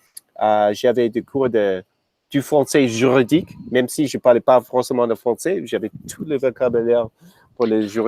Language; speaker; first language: French; non-native, fluent; English